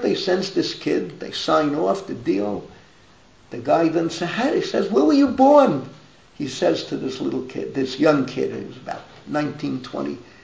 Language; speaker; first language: English; native; English